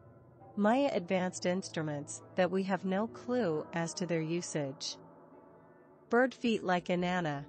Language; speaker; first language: English; non-native, fluent; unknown